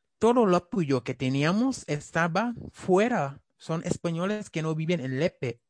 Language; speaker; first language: Spanish; non-native, learner; Wolof